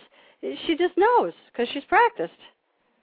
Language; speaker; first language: English; native; English